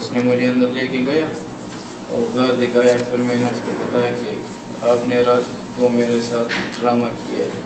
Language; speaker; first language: Hindi; non-native, local second language; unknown